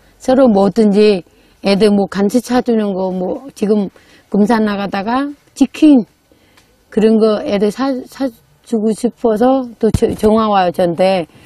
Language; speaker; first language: Korean; non-native, fluent; Vietnamese